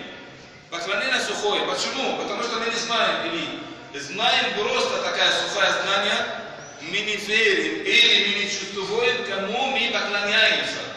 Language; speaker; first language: Russian; non-native, fluent; Arabic